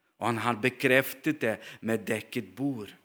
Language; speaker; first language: Norwegian; non-native, fluent; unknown